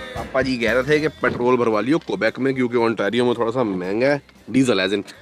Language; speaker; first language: Hindi; non-native, local second language; Punjabi